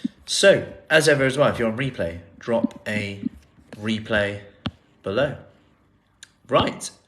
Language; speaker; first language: English; native; English